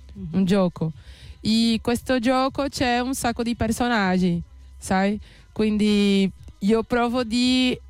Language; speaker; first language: Italian; non-native, learner; Portuguese